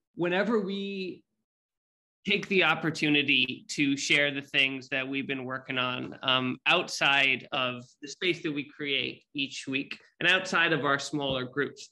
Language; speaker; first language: English; native; English